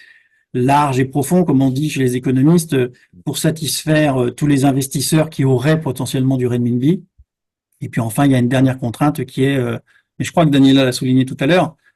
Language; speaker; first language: French; native; French